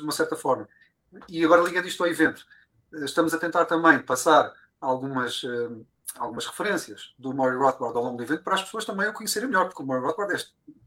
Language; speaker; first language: Portuguese; native; Portuguese